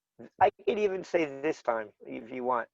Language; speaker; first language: English; native; English